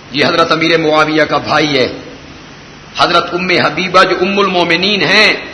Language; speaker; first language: Urdu; non-native, local second language; Punjabi